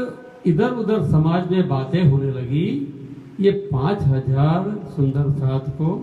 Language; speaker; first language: Hindi; non-native, local second language; Gujarati